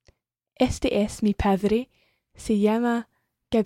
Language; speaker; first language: Spanish; non-native, learner; English